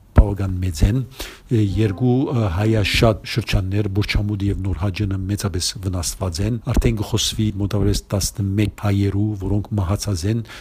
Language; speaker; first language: Armenian; early bilingual, heritage; Armenian